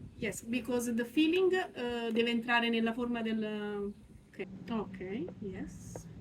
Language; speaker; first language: English; non-native, learner; Italian